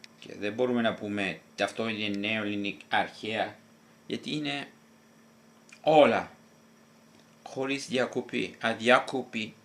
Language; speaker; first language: Greek; non-native, fluent; Italian